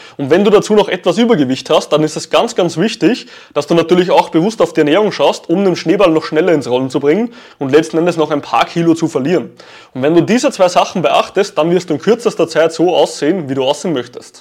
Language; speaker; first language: German; native; German